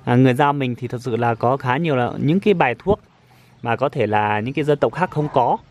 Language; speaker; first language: Vietnamese; non-native, local second language; Iu Mien